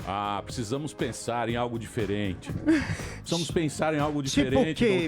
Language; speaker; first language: Portuguese; native; Portuguese